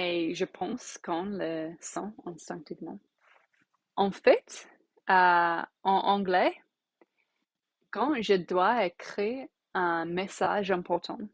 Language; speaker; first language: French; non-native, learner; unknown